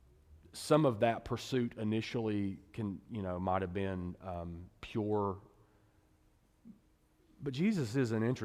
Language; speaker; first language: English; native; English